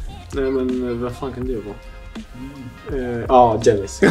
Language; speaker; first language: Swedish; native; Swedish